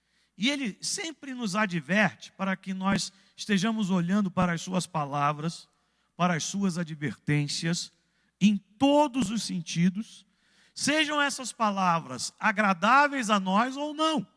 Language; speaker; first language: Portuguese; native; Portuguese